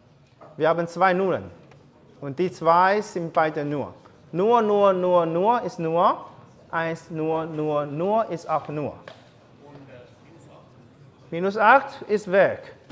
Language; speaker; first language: German; non-native, learner; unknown